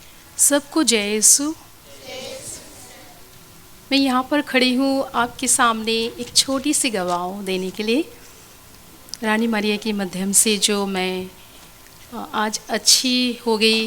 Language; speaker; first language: Hindi; non-native, local second language; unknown